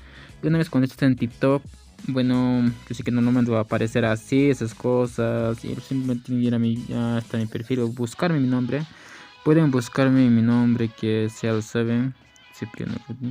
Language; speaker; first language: Spanish; non-native, local second language; Quechua